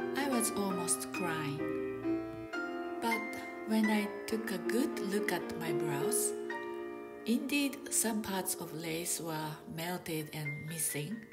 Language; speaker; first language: English; non-native, fluent; Japanese